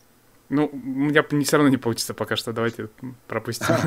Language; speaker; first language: Russian; native; Russian